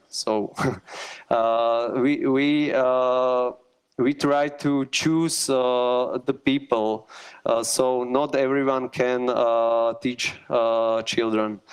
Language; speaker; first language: English; non-native, learner; Slovak